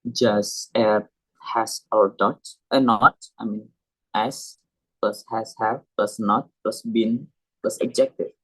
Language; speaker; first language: English; non-native, learner; Indonesian